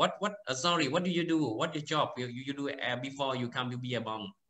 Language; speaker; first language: English; non-native, learner; Thai